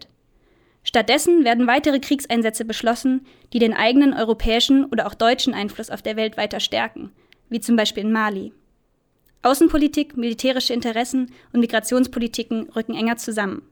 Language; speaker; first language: German; native; German